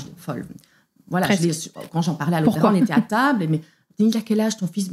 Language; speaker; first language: French; native; French